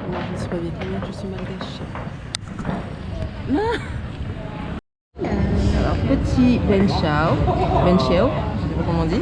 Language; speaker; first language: French; native; French